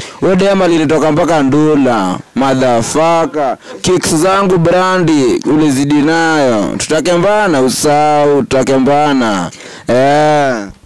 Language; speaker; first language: Swahili; native; Swahili